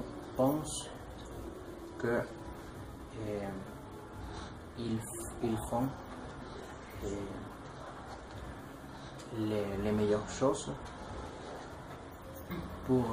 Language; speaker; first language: French; non-native, learner; Spanish